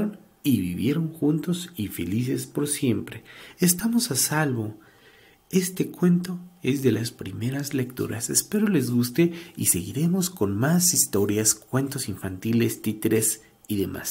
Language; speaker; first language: Spanish; native; Spanish